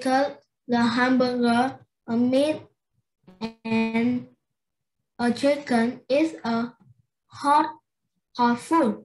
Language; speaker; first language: English; non-native, learner; Vietnamese